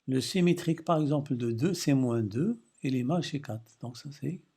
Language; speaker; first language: French; non-native, local second language; Arabic